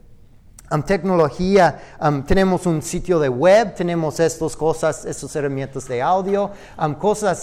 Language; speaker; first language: Spanish; non-native, fluent; English